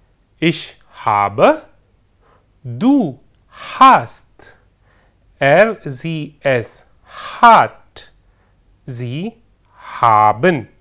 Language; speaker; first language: German; non-native, fluent; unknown